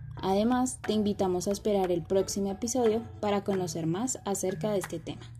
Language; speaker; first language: Spanish; native; Spanish